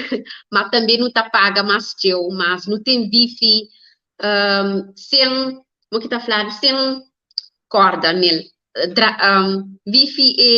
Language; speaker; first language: Portuguese; non-native, learner; Kabuverdianu